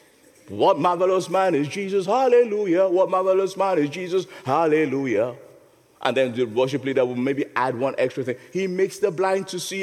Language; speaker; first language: English; non-native, local second language; Yoruba